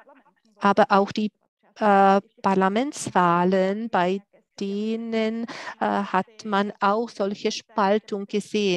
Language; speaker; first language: German; non-native, fluent; Czech